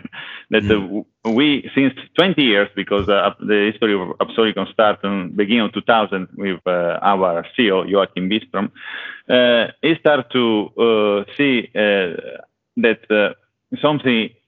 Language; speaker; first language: English; non-native, fluent; Italian